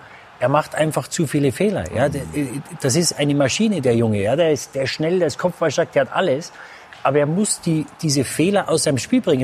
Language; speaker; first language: German; native; German